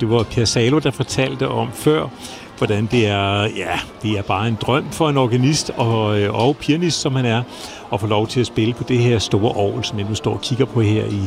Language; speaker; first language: Danish; native; Danish